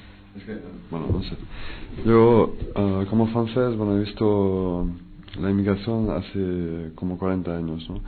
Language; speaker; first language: Spanish; non-native, fluent; French